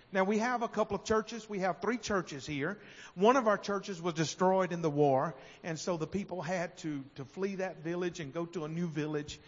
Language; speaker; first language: English; native; English